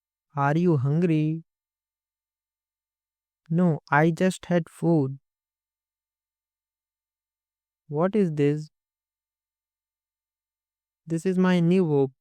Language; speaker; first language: English; non-native, local second language; Hindi